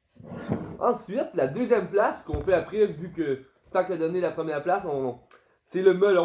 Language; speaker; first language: French; native; French